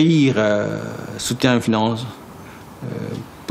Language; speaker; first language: French; non-native, learner; Japanese